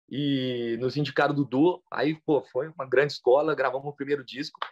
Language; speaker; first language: Portuguese; native; Portuguese